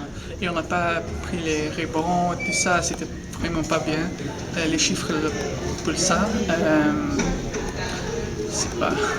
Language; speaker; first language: French; non-native, local second language; Dutch